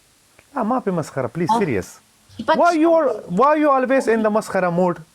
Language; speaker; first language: Arabic; non-native, learner; Pashto